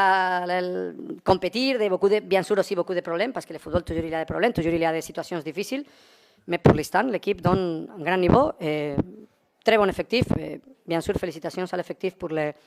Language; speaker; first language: French; non-native, learner; Spanish